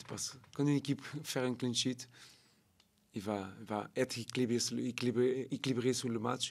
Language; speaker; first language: French; non-native, learner; Portuguese